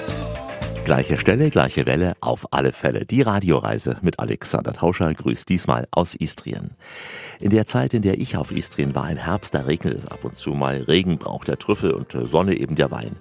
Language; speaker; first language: German; native; German